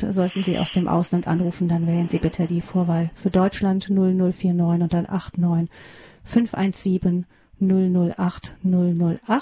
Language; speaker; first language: German; native; German